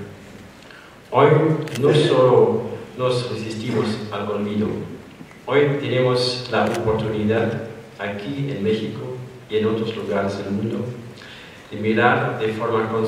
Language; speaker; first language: Spanish; non-native, fluent; German